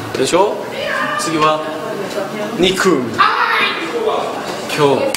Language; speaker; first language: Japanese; non-native, learner; Korean